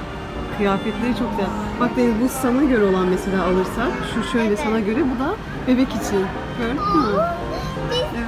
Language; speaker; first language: Turkish; native; Turkish